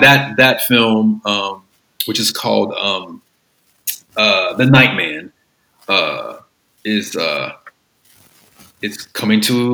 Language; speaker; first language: English; native; English